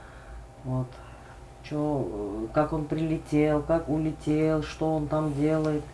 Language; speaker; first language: Russian; non-native, local second language; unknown